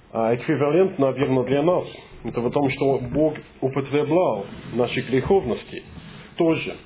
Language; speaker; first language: Russian; non-native, fluent; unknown